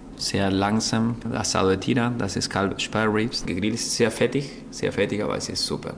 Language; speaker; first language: German; non-native, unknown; Spanish